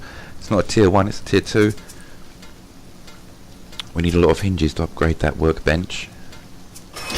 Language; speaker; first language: English; native; English